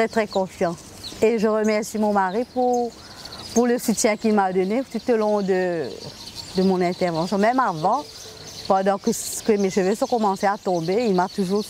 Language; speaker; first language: French; non-native, local second language; Morisyen